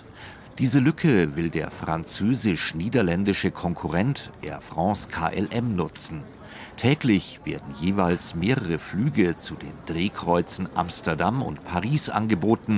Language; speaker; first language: German; native; German